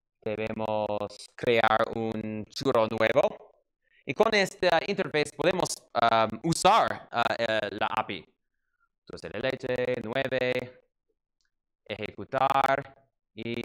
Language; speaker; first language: Spanish; non-native, learner; English